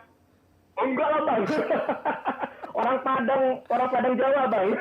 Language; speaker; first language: Indonesian; native; Indonesian